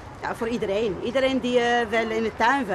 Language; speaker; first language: Dutch; non-native, fluent; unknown